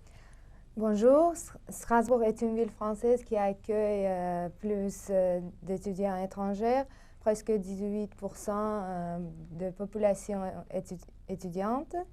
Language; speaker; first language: French; non-native, learner; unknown